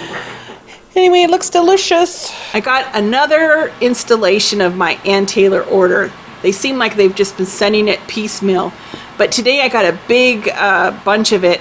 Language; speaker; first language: English; native; English